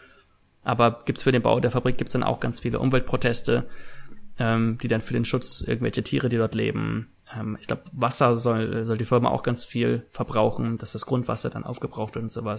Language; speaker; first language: German; native; German